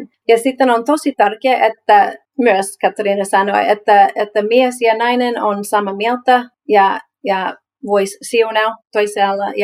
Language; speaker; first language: Finnish; non-native, learner; English